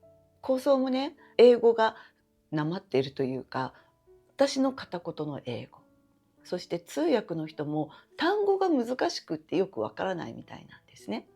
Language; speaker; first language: Japanese; native; Japanese